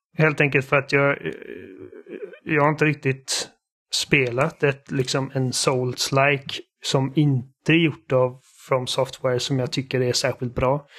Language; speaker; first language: Swedish; native; Swedish